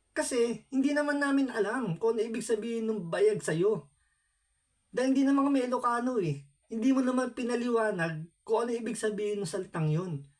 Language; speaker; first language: Filipino; native; Filipino